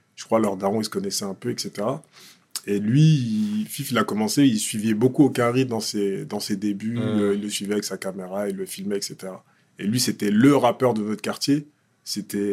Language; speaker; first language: French; native; French